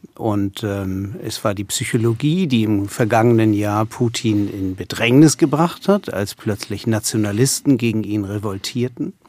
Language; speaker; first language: German; native; German